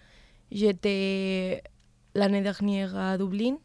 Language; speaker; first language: French; non-native, learner; Spanish